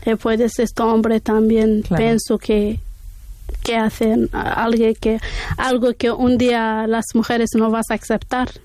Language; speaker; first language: Spanish; non-native, learner; Arabic